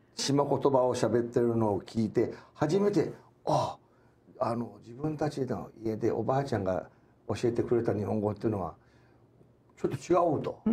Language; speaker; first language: Japanese; early bilingual, heritage; English